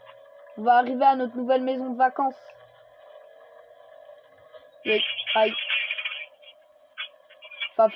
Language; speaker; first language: French; native; French